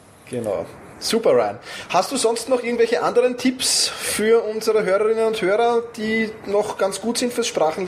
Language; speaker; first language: German; native; German